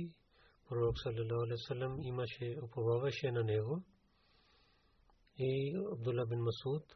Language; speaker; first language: Bulgarian; non-native, learner; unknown